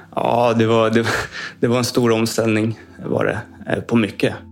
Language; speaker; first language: Swedish; native; Swedish